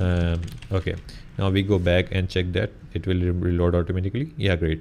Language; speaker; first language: English; non-native, local second language; Urdu